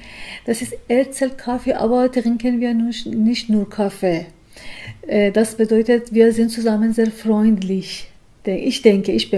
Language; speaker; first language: German; non-native, learner; Persian